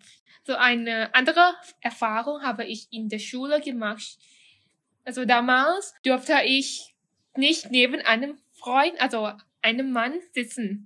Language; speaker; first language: German; non-native, fluent; Thai